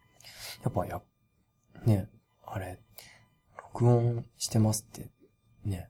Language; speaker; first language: Japanese; native; Japanese